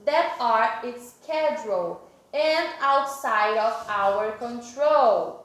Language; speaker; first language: English; non-native, fluent; Portuguese